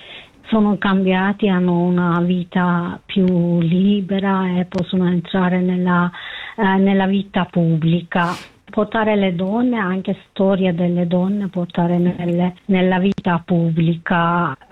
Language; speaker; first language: Italian; non-native, learner; Kurdish